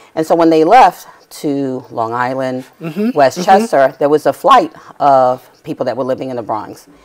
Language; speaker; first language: English; native; English